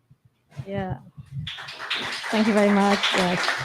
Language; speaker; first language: English; non-native, learner; Burmese